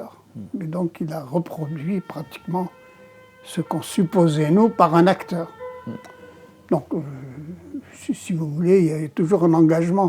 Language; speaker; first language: French; non-native, local second language; Arabic